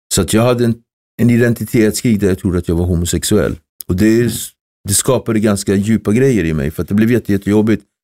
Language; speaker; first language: Swedish; early bilingual, other home language; Kabuverdianu